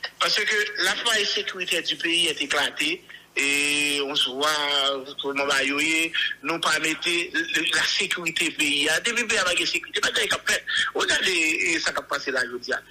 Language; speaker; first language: French; non-native, local second language; Haitian Creole